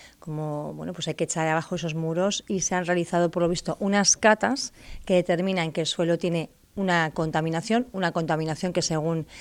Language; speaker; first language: Spanish; native; Spanish